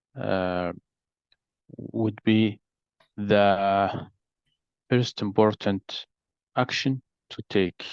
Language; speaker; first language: English; non-native, learner; Arabic